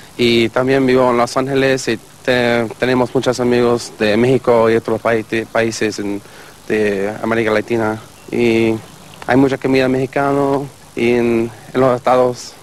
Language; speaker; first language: Spanish; non-native, learner; English